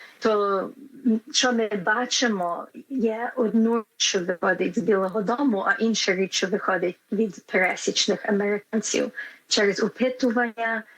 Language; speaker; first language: Ukrainian; early bilingual, heritage; Ukrainian